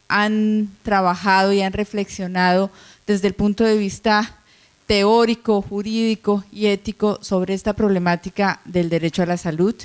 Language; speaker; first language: Spanish; native; Spanish